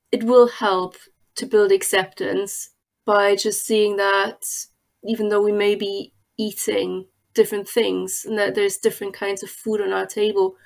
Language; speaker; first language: English; non-native, fluent; German